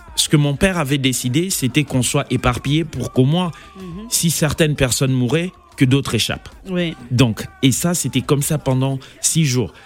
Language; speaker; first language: French; non-native, local second language; Lingala